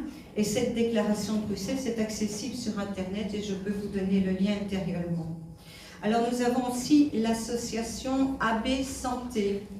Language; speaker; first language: French; native; French